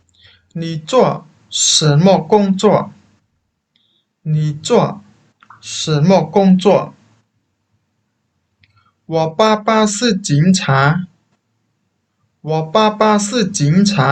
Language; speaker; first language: Chinese; non-native, fluent; Khmer